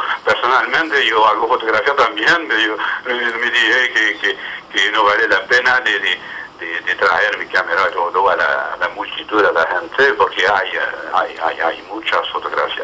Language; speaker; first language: Spanish; non-native, fluent; French